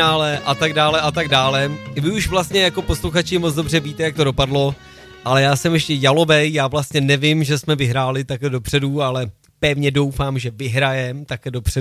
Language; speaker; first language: Czech; native; Czech